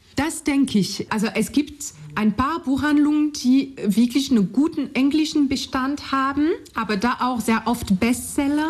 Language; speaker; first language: German; non-native, fluent; French